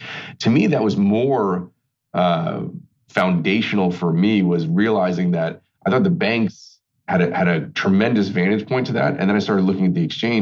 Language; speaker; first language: English; native; English